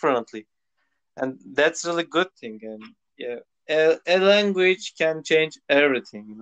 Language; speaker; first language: English; non-native, local second language; Turkish